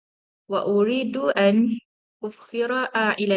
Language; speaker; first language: Arabic; non-native, learner; Malay